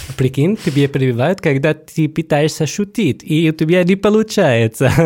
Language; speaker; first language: Russian; non-native, fluent; Arabic